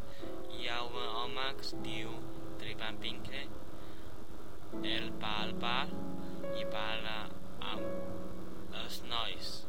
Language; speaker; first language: Catalan; non-native, learner; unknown